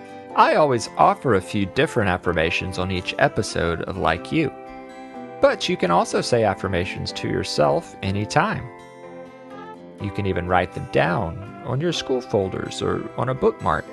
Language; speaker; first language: English; native; English